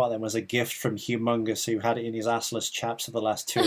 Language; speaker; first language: English; native; English